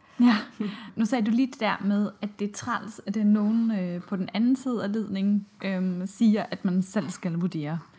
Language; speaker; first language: Danish; non-native, fluent; German